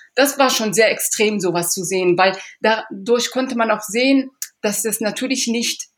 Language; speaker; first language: German; early bilingual, other home language; Persian